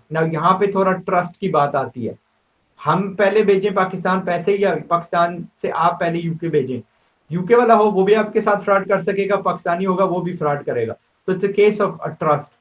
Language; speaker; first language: Urdu; native; Urdu